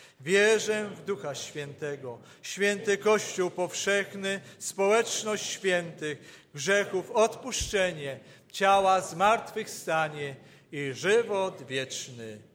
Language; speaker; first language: Polish; native; Polish